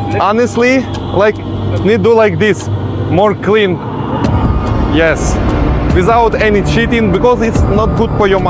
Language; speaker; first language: English; non-native, learner; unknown